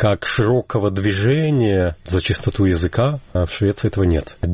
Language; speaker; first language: Russian; native; Russian